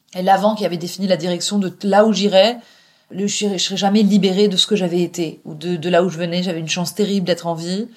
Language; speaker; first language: French; native; French